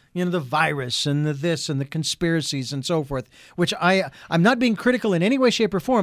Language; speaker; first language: English; native; English